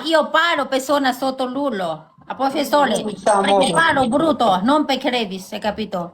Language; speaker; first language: Italian; non-native, learner; Thai